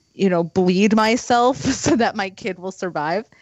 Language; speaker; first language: English; native; English